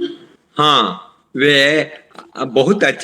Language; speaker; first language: Hindi; non-native, learner; Telugu